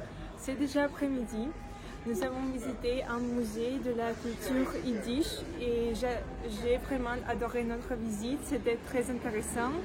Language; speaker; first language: French; non-native, learner; Russian